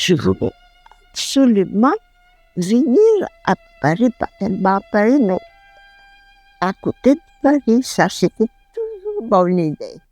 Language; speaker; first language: French; non-native, fluent; Bulgarian